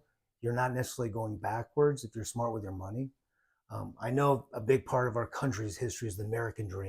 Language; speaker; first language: English; native; English